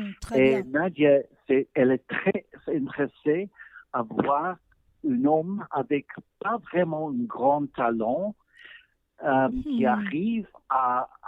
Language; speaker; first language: French; non-native, learner; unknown